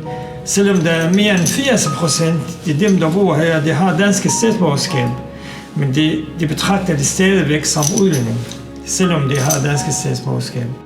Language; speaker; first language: Danish; non-native, fluent; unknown